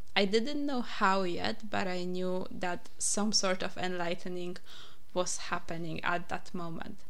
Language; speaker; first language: English; non-native, fluent; Polish